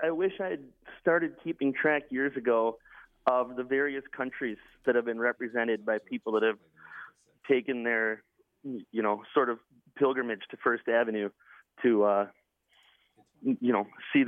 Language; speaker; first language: English; native; English